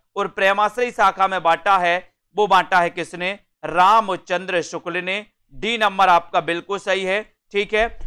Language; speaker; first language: Hindi; native; Hindi